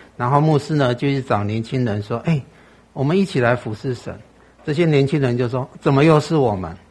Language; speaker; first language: Chinese; native; Chinese